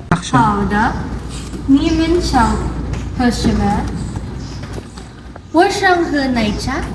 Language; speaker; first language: Chinese; non-native, learner; Filipino